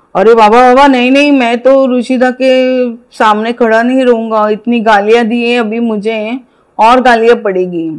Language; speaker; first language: Hindi; non-native, local second language; Marathi